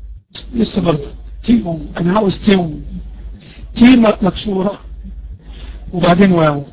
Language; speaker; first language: Arabic; native; Arabic